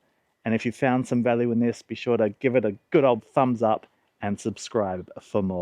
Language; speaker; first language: English; native; English